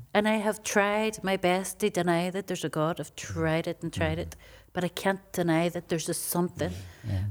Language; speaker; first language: English; native; English